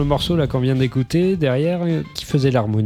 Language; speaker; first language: French; native; French